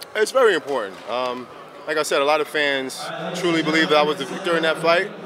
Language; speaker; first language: English; native; English